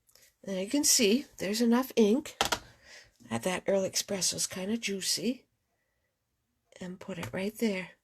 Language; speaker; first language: English; native; English